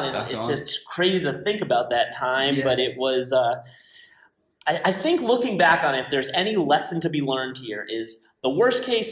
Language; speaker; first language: English; native; English